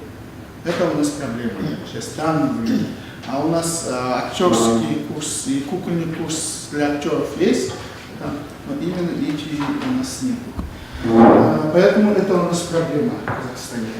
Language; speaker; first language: Russian; non-native, local second language; Kazakh